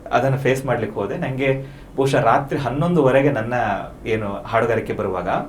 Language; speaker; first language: Kannada; native; Kannada